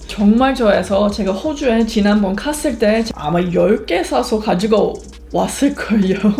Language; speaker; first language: Korean; non-native, fluent; English